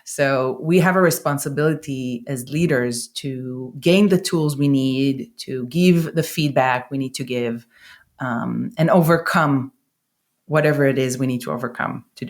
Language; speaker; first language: English; non-native, fluent; Hebrew